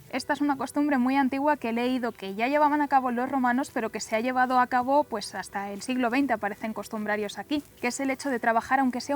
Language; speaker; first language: Spanish; native; Spanish